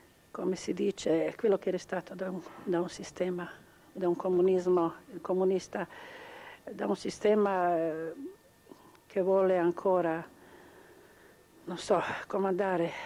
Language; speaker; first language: Italian; non-native, local second language; Croatian